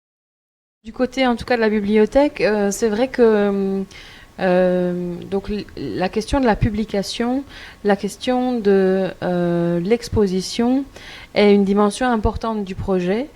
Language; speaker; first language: French; native; French